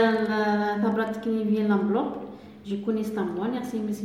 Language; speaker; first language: French; non-native, learner; Arabic